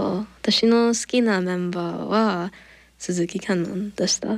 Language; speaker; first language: Japanese; non-native, learner; English